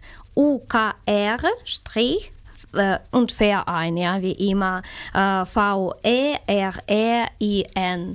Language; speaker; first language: German; non-native, learner; Ukrainian